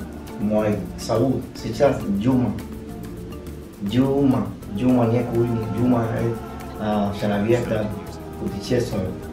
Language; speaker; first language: Russian; non-native, learner; Spanish